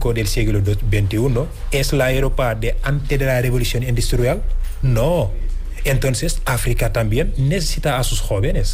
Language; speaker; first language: Spanish; non-native, fluent; Wolof